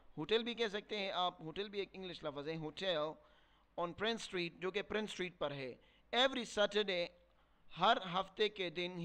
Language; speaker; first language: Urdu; non-native, local second language; Pashto